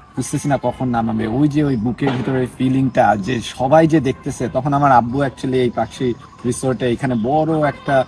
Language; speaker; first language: Bangla; early bilingual, heritage; Bangla